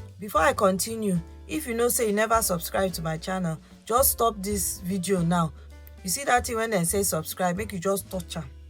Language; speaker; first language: Nigerian Pidgin; non-native, local second language; Yoruba